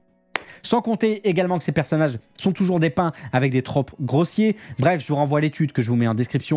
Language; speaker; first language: French; native; French